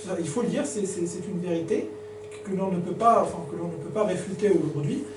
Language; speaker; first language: French; non-native, local second language; Arabic